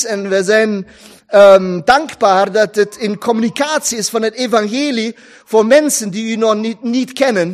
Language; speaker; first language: Dutch; non-native, fluent; German